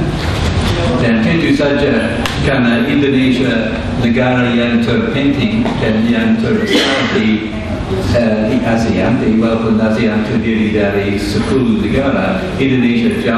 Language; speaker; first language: Indonesian; non-native, fluent; English